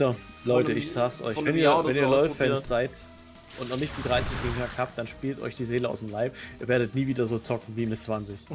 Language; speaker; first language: German; native; German